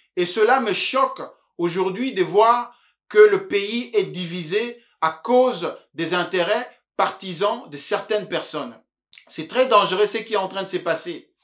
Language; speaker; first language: French; non-native, local second language; Luba-Lulua